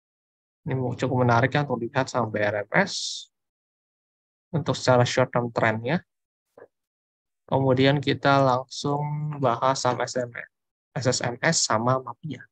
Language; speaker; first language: Indonesian; native; Indonesian